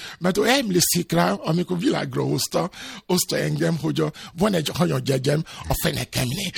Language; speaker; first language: Hungarian; non-native, fluent; Yoruba